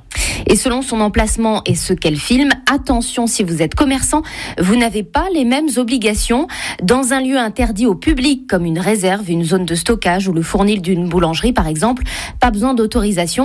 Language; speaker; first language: French; native; French